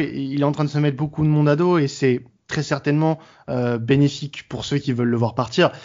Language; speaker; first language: French; native; French